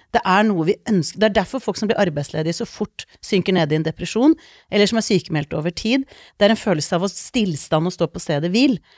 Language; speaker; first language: Norwegian; early bilingual, other home language; Icelandic